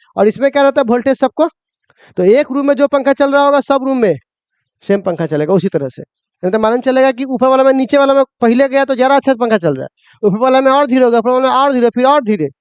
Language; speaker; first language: Hindi; native; Hindi